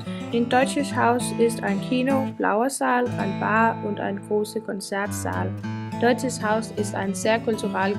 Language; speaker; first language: German; non-native, learner; Danish